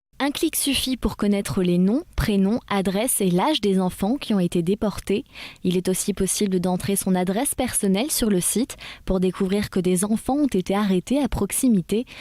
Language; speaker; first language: French; native; French